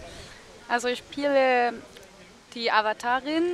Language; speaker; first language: German; non-native, fluent; French